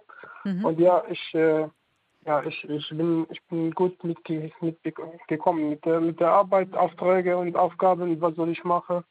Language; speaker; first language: German; non-native, learner; Arabic